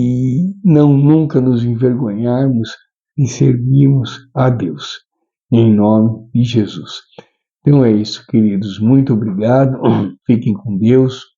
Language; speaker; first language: Portuguese; native; Portuguese